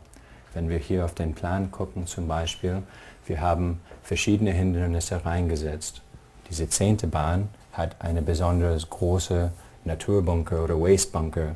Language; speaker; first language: German; non-native, fluent; English